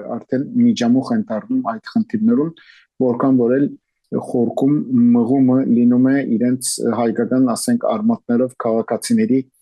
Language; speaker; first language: Armenian; early bilingual, heritage; Armenian